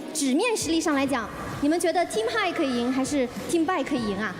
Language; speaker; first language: Chinese; native; Chinese